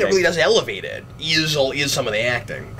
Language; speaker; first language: English; native; English